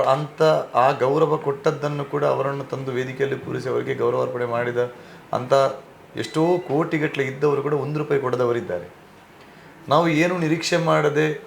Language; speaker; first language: Kannada; non-native, local second language; Tulu